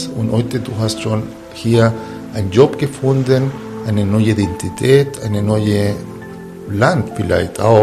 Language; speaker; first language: German; non-native, fluent; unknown